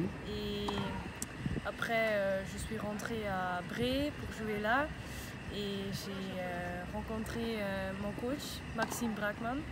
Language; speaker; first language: French; non-native, learner; Dutch